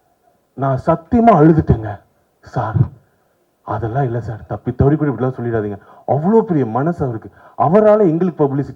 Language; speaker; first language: Tamil; native; Tamil